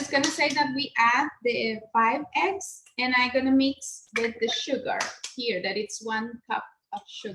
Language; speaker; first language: English; non-native, learner; Spanish